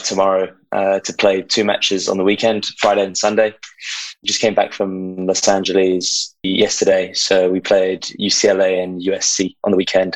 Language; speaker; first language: English; native; English